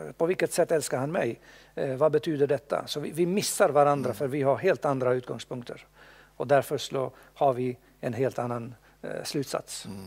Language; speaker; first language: Swedish; non-native, fluent; Bosnian